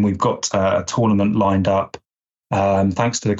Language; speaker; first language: English; native; English